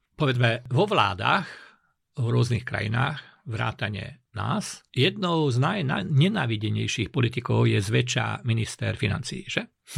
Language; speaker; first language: Slovak; non-native, local second language; Hungarian